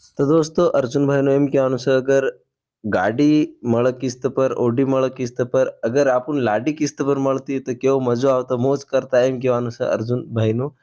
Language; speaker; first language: Gujarati; non-native, local second language; Bhili